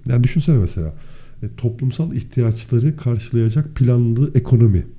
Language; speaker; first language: Turkish; native; Turkish